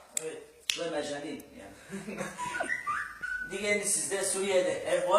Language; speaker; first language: Turkish; non-native, learner; Arabic